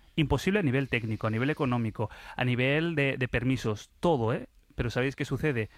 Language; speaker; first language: Spanish; early bilingual, other home language; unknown